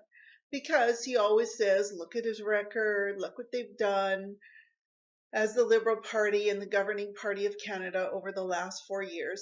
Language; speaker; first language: English; native; English